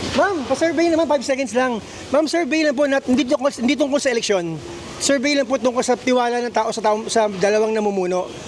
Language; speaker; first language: Filipino; native; Filipino